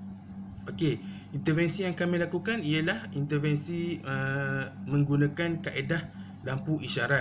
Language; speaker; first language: Malay; native; Malay